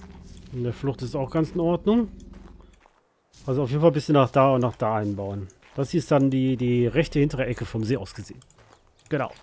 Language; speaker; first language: German; native; German